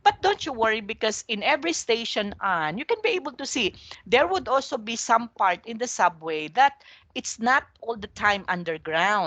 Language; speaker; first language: English; non-native, local second language; Filipino